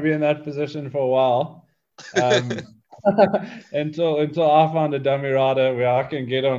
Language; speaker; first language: English; native; English